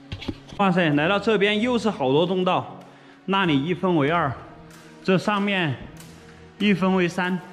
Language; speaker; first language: Chinese; native; Chinese